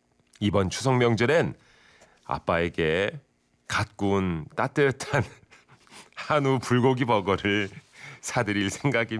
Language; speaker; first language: Korean; native; Korean